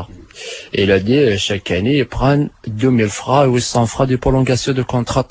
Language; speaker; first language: French; non-native, learner; Arabic